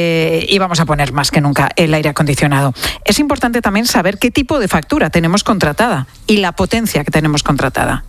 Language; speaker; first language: Spanish; native; Spanish